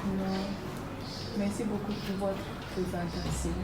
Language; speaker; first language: French; non-native, learner; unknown